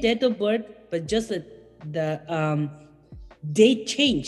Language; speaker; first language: English; non-native, fluent; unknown